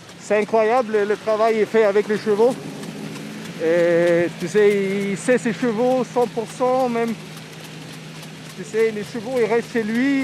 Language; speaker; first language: French; non-native, fluent; Swedish